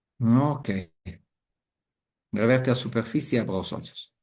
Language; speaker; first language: Portuguese; non-native, learner; Italian